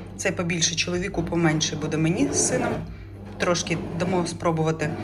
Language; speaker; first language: Ukrainian; native; Ukrainian